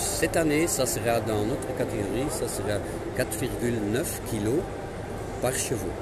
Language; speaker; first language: French; non-native, local second language; Dutch